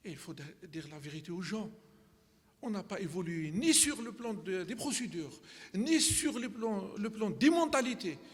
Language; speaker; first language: French; non-native, local second language; Arabic